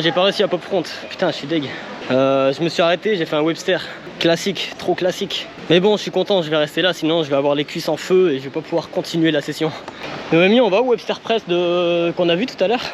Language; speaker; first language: French; native; French